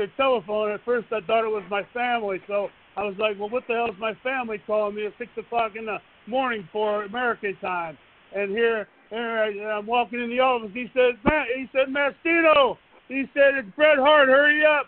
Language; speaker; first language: English; native; English